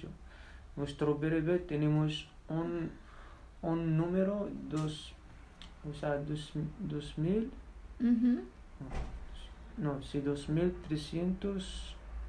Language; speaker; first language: Spanish; non-native, learner; Berber languages